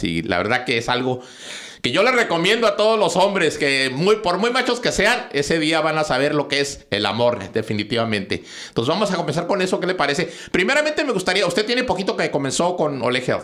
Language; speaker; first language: Spanish; native; Spanish